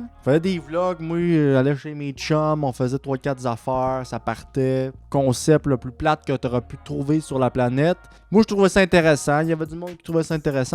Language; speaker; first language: French; native; French